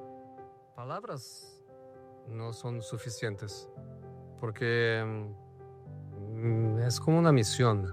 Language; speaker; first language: Spanish; non-native, fluent; Portuguese